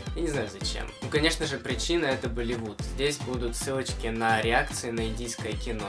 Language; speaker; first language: Russian; native; Russian